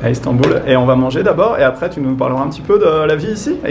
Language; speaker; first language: French; native; French